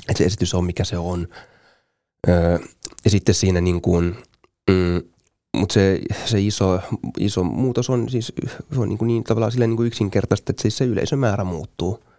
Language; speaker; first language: Finnish; native; Finnish